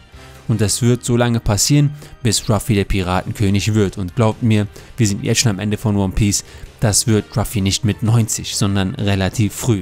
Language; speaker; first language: German; native; German